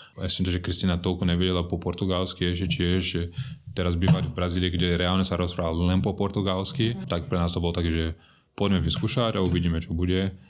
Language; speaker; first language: Slovak; non-native, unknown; Portuguese